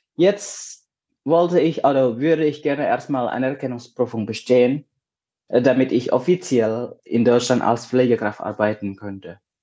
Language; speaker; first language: German; non-native, learner; Indonesian